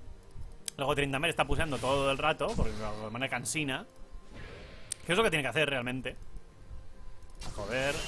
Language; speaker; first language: Spanish; native; Spanish